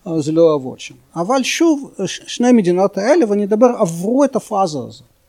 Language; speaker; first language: Hebrew; non-native, fluent; Russian